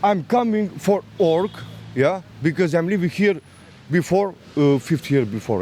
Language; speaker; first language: English; non-native, learner; Romanian